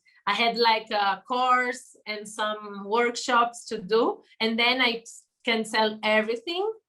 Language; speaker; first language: English; non-native, learner; Portuguese